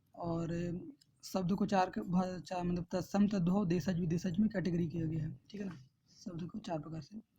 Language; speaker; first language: Hindi; native; Hindi